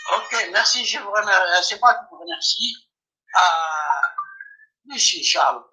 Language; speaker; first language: French; non-native, local second language; Afar